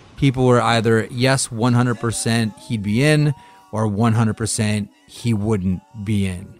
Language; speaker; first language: English; native; English